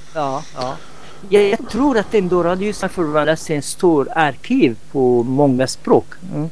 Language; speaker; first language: Swedish; non-native, fluent; Arabic